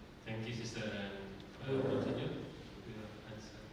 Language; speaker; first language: English; non-native, fluent; Indonesian